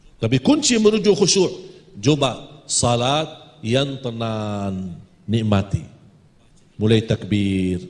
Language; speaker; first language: Malay; non-native, fluent; Arabic